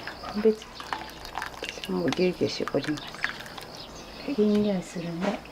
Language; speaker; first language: Japanese; native; Japanese